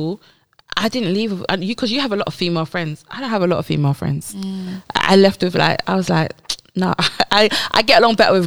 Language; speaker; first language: English; native; English